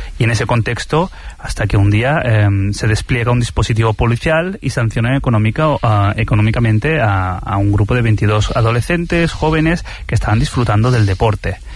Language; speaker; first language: Spanish; early bilingual, other home language; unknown